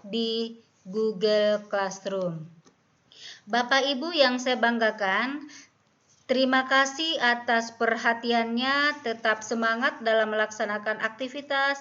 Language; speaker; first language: Indonesian; native; Indonesian